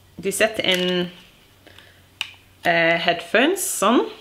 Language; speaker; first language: Norwegian; non-native, learner; English